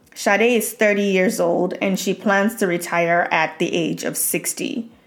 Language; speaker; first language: English; non-native, local second language; Yoruba